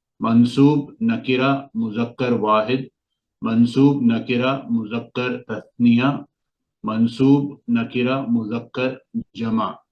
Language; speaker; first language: Arabic; non-native, learner; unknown